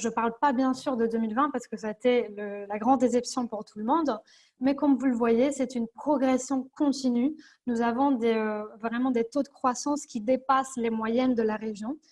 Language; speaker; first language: French; non-native, fluent; Spanish